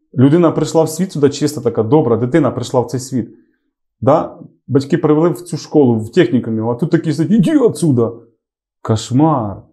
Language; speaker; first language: Ukrainian; native; Ukrainian